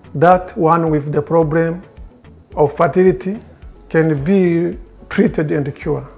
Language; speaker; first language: English; non-native, local second language; Kinyarwanda